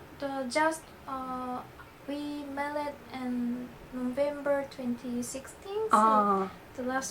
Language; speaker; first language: English; non-native, learner; Japanese